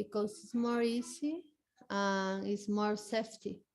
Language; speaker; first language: English; non-native, learner; Spanish